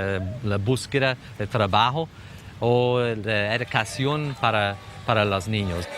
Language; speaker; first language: Spanish; non-native, fluent; English